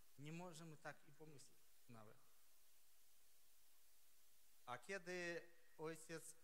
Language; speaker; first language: Polish; non-native, learner; Ukrainian